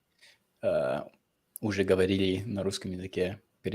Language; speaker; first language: Russian; non-native, fluent; English